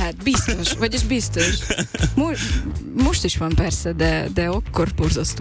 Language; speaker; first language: Hungarian; non-native, local second language; Ukrainian